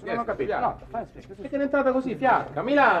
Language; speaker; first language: Italian; native; Italian